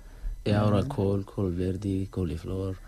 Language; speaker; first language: Spanish; non-native, learner; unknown